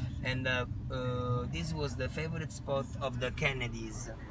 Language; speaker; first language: English; non-native, fluent; Italian